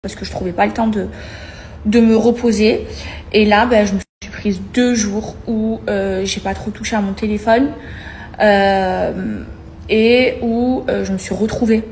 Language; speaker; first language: French; native; French